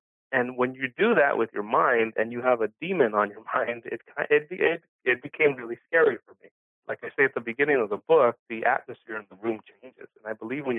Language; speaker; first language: English; early bilingual, other home language; Spanish